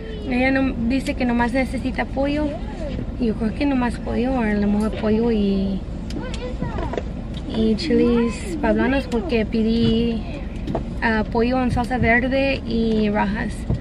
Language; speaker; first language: Spanish; early bilingual, other home language; English